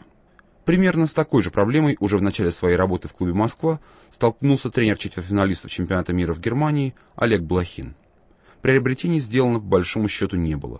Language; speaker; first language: Russian; native; Russian